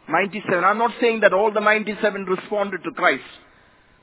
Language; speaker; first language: English; non-native, local second language; Malayalam